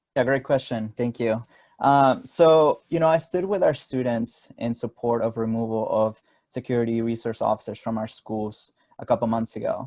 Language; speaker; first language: English; non-native, fluent; Spanish